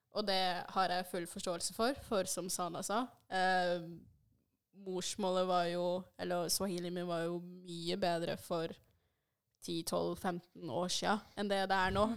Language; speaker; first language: Norwegian; early bilingual, other home language; Swahili